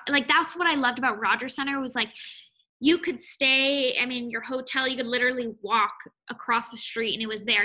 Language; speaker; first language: English; native; English